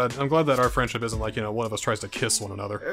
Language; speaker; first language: English; native; English